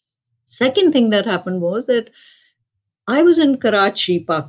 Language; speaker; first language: English; non-native, local second language; Urdu